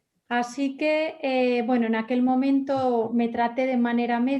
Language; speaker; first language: Spanish; native; Spanish